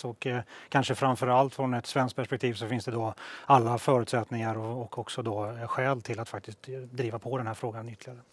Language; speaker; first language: Swedish; native; Swedish